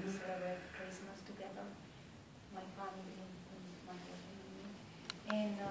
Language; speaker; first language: English; non-native, fluent; Spanish